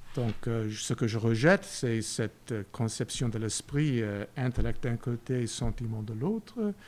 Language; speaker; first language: French; non-native, fluent; English